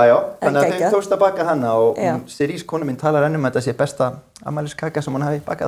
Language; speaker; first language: Icelandic; native; Icelandic